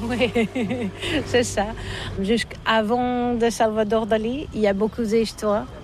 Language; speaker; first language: French; non-native, learner; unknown